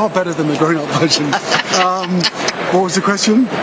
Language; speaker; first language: English; native; English